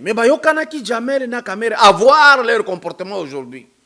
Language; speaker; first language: French; non-native, local second language; Lingala